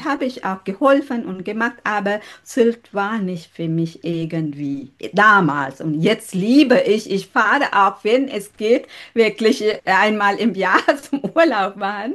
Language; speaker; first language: German; non-native, learner; Sinhala